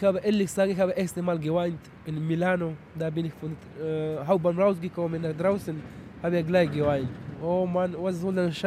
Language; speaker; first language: German; non-native, learner; Pashto